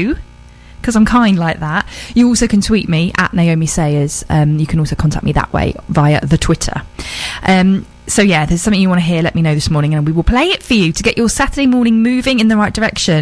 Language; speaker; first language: English; native; English